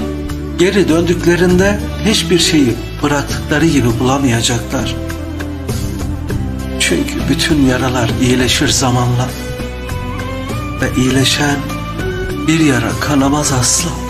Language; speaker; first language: Turkish; native; Turkish